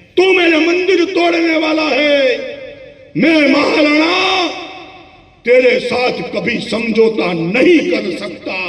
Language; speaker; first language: Hindi; non-native, local second language; Gujarati